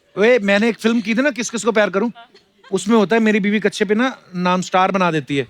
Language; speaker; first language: Hindi; non-native, local second language; Punjabi